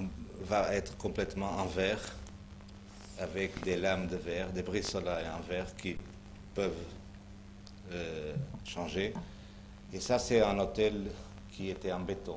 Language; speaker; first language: French; non-native, fluent; Portuguese